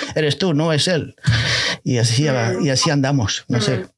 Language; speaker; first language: Spanish; native; Spanish